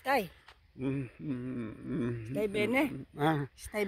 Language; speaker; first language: Italian; non-native, fluent; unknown